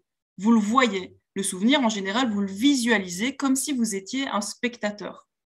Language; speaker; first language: French; native; French